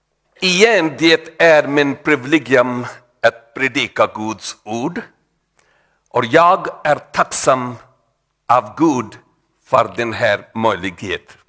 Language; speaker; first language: Swedish; non-native, learner; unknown